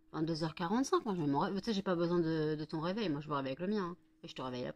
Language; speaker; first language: French; native; French